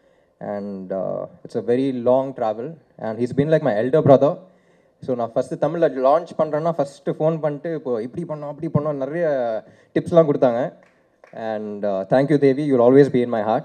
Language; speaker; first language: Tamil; non-native, local second language; Telugu